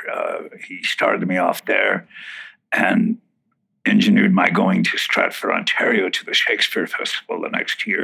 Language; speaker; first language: English; native; English